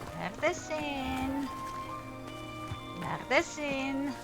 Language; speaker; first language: Turkish; non-native, learner; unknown